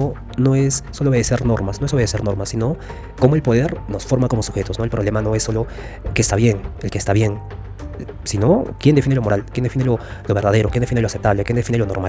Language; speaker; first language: Spanish; native; Spanish